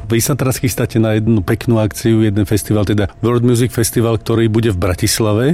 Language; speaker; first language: Slovak; native; Slovak